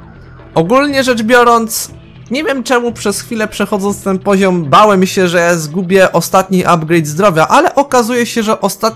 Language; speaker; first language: Polish; native; Polish